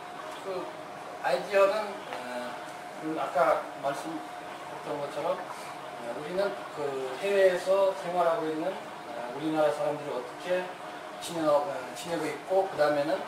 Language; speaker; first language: Korean; non-native, fluent; Kyrgyz